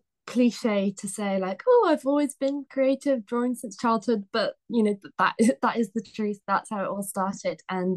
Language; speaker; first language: English; native; English